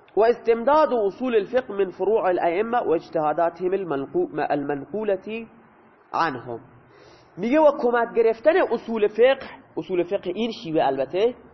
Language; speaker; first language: Persian; native; Persian